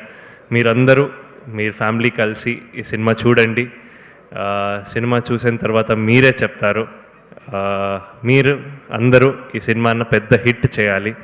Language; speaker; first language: Telugu; non-native, learner; Kannada